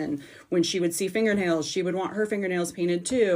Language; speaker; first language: English; native; English